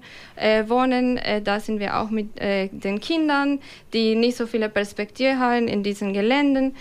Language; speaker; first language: German; non-native, fluent; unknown